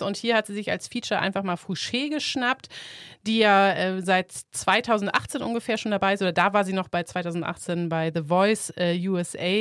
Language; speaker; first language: German; native; German